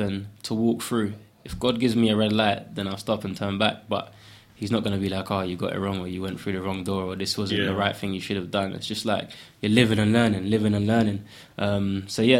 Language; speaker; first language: English; native; English